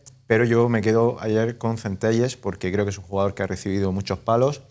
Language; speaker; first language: Spanish; native; Spanish